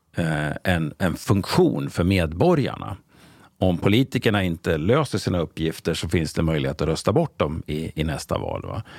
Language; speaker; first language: Swedish; native; Swedish